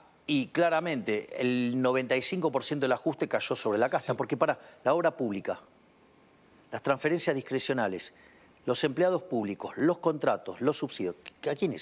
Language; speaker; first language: Spanish; native; Spanish